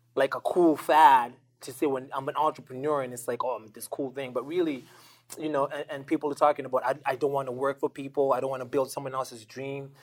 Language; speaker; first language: English; non-native, local second language; Shona